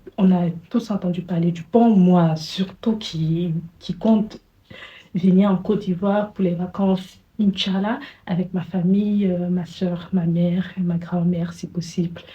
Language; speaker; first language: French; native; French